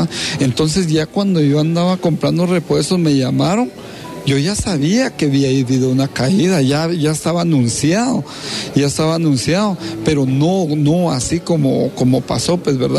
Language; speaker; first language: Spanish; native; Spanish